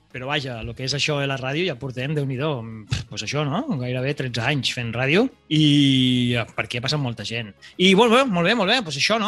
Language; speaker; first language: Catalan; native; Catalan